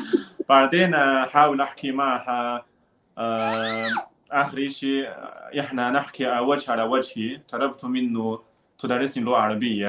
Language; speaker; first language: Arabic; non-native, learner; Chinese